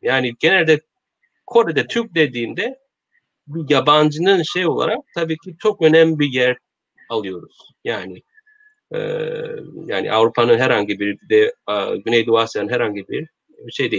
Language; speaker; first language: Turkish; non-native, learner; Korean